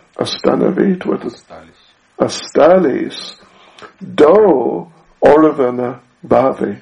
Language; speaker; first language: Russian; non-native, learner; English